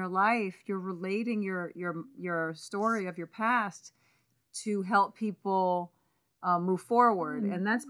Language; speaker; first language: English; early bilingual, other home language; Spanish